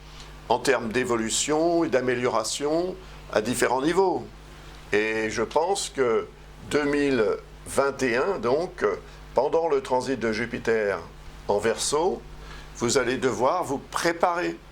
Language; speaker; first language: French; native; French